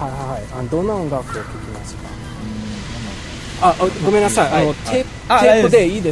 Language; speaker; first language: Japanese; non-native, learner; English